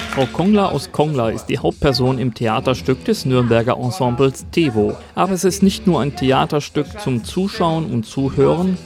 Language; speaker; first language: German; native; German